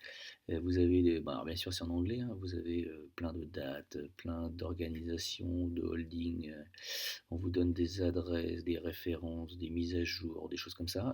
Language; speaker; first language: French; native; French